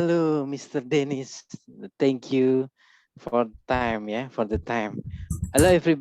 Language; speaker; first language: English; non-native, learner; Indonesian